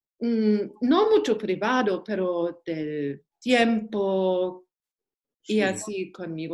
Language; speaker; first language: Spanish; non-native, learner; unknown